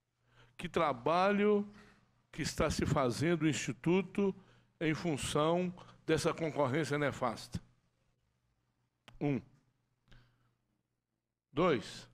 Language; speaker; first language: Portuguese; native; Portuguese